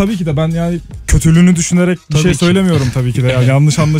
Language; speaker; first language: Turkish; native; Turkish